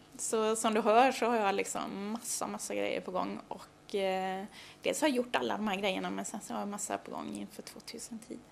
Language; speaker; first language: Swedish; native; Swedish